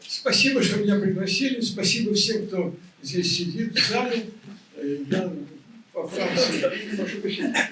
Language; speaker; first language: Russian; native; Russian